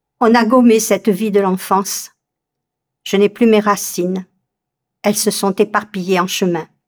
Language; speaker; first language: French; native; French